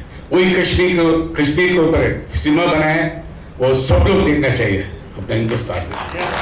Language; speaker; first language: Hindi; non-native, local second language; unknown